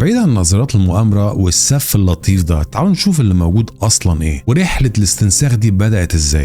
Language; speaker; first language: Arabic; native; Arabic